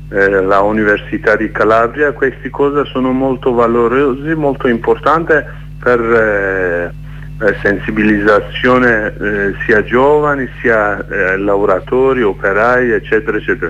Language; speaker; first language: Italian; non-native, learner; Kurdish